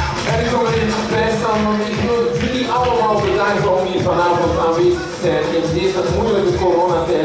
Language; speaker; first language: Dutch; native; Dutch